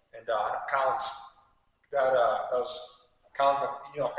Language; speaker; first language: English; native; English